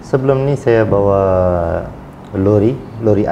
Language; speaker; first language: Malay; non-native, local second language; Tamil